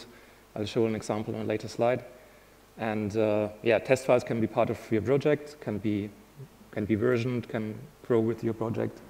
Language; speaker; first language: English; non-native, fluent; German